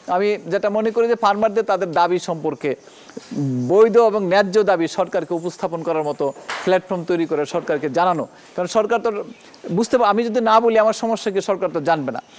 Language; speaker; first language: Bangla; native; Bangla